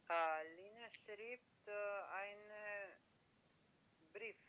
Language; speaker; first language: German; non-native, learner; Macedonian